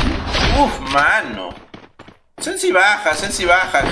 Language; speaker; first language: Spanish; native; Spanish